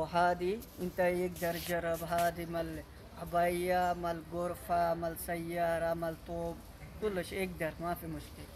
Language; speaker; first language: Arabic; non-native, learner; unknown